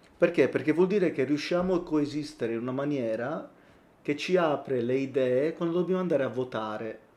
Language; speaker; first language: Italian; native; Italian